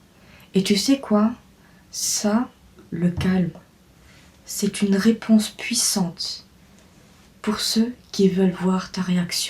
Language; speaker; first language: French; native; French